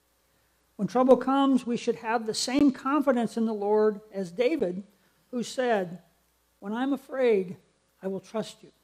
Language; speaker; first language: English; native; English